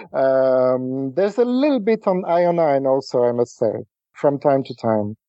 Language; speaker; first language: English; non-native, fluent; French